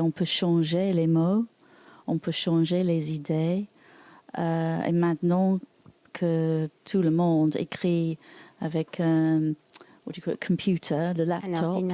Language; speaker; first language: French; non-native, learner; English